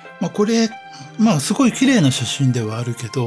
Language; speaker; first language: Japanese; native; Japanese